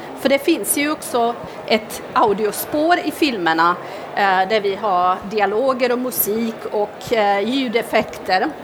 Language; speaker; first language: Swedish; non-native, fluent; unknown